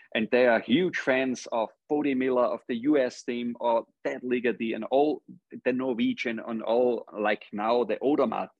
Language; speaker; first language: English; non-native, fluent; German